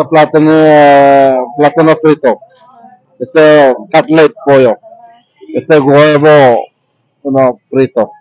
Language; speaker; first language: Spanish; non-native, learner; Malayalam